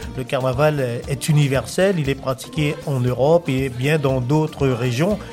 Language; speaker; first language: French; native; French